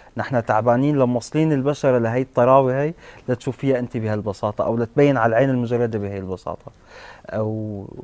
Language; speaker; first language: Arabic; native; Arabic